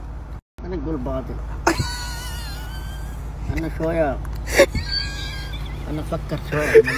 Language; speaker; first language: Arabic; non-native, learner; Urdu